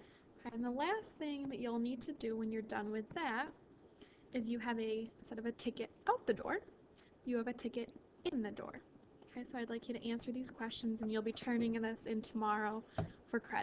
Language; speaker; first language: English; native; English